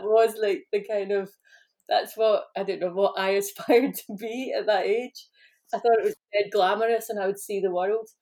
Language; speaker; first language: English; native; English